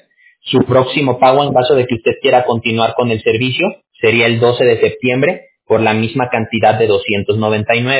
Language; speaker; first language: Spanish; native; Spanish